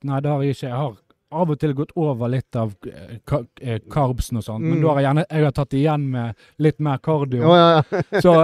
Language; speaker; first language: Norwegian; native; Norwegian